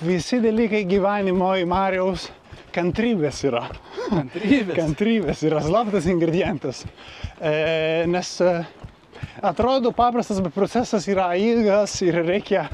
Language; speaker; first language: Lithuanian; non-native, learner; Italian